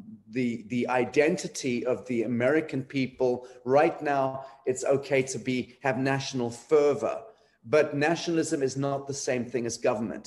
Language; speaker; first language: English; native; English